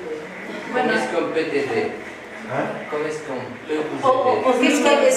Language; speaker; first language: French; non-native, fluent; Spanish